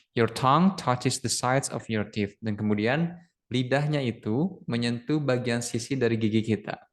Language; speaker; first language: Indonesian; native; Indonesian